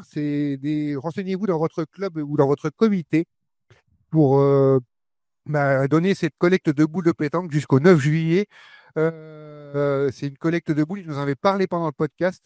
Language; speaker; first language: French; native; French